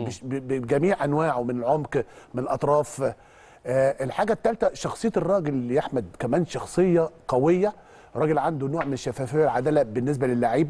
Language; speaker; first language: Arabic; native; Arabic